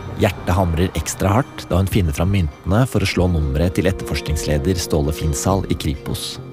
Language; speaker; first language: Norwegian; native; Norwegian